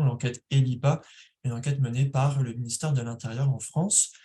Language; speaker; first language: French; native; French